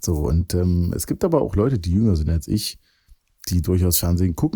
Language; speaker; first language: German; native; German